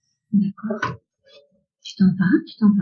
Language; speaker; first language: French; native; French